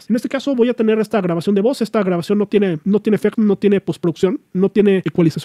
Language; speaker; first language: Spanish; native; Spanish